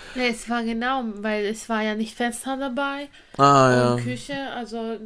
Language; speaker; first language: German; non-native, fluent; Latvian